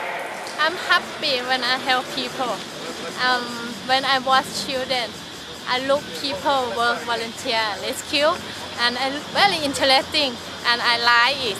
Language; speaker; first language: English; non-native, learner; Thai